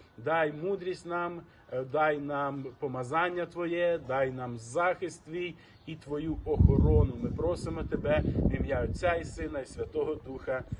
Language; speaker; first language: Ukrainian; non-native, local second language; Russian